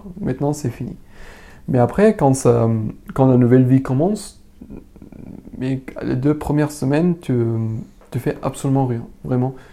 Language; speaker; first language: French; non-native, learner; Arabic